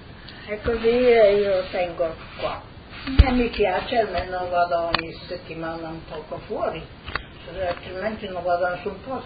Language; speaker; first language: Italian; non-native, fluent; Slovenian